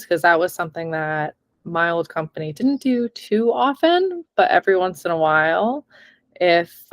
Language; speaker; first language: English; native; English